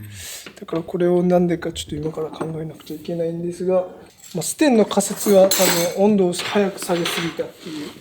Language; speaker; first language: Japanese; native; Japanese